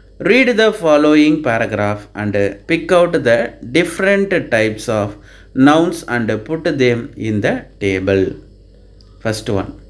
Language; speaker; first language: English; non-native, local second language; Tamil